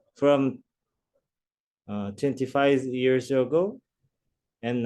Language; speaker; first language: English; non-native, learner; Korean